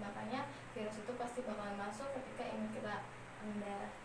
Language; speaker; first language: Indonesian; native; Indonesian